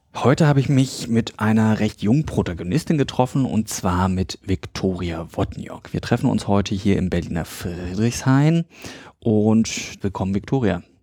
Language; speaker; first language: German; native; German